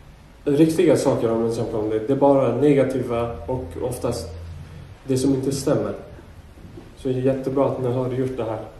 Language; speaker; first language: Swedish; non-native, fluent; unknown